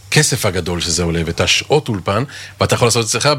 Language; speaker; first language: Hebrew; native; Hebrew